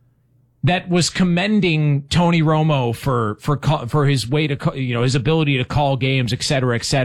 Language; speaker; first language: English; native; English